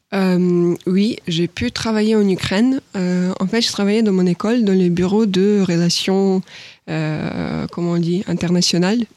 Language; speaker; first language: French; non-native, fluent; Ukrainian